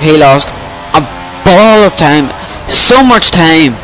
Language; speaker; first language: English; native; English